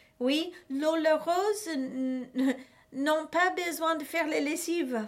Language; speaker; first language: French; non-native, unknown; English